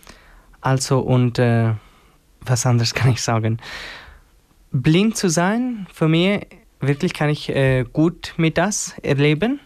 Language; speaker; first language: German; non-native, learner; Albanian